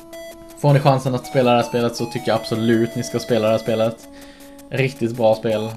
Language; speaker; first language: Swedish; native; Swedish